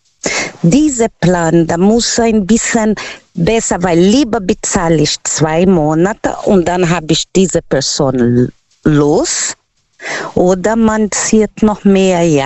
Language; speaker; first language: German; non-native, learner; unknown